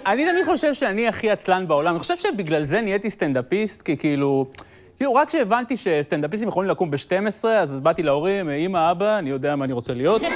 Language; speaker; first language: Hebrew; native; Hebrew